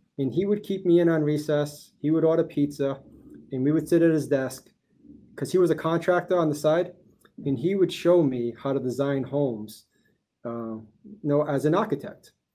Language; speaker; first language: English; early bilingual, other home language; Portuguese